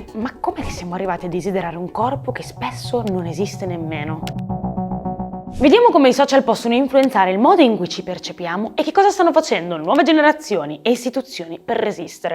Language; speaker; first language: Italian; native; Italian